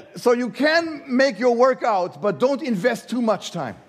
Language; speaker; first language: English; non-native, fluent; German